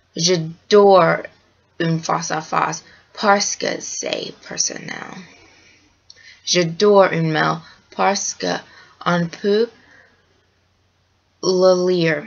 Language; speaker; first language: French; non-native, learner; English